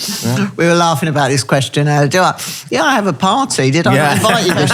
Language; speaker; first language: English; native; English